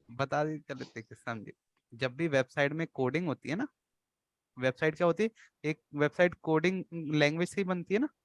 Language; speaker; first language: Hindi; native; Hindi